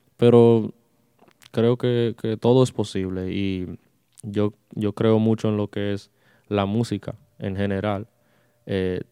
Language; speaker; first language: Spanish; early bilingual, heritage; Spanish